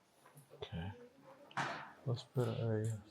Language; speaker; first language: Spanish; early bilingual, heritage; Spanish